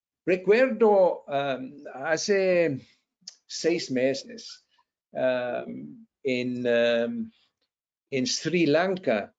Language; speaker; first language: Spanish; non-native, fluent; English